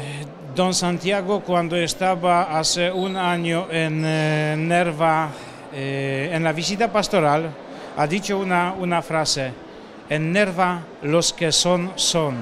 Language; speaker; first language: Spanish; non-native, fluent; Polish